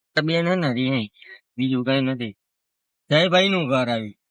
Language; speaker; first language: Gujarati; native; Gujarati